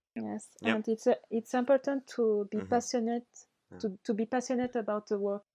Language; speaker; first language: English; non-native, learner; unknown